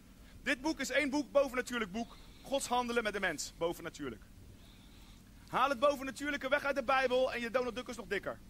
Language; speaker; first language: Dutch; native; Dutch